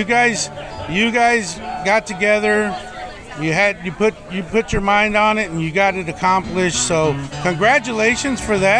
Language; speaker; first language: English; early bilingual, other home language; Spanish